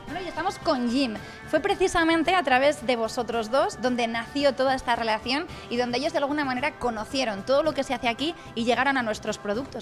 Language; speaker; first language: Spanish; native; Spanish